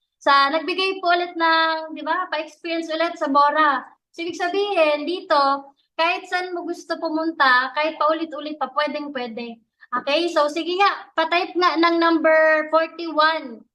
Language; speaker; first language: Filipino; non-native, local second language; Bikol